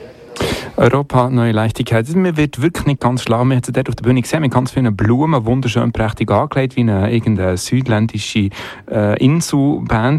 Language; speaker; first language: German; native; German